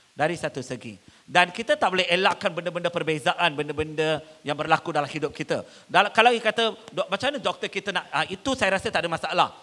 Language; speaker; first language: Malay; non-native, local second language; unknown